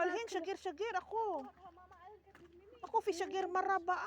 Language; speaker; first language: Arabic; non-native, learner; Filipino